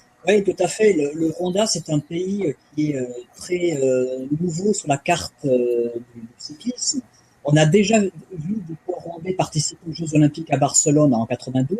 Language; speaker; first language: French; native; French